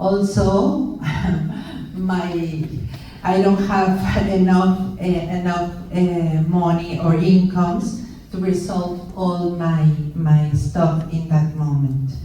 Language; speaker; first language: English; non-native, learner; Spanish